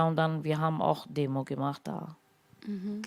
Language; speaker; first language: German; non-native, learner; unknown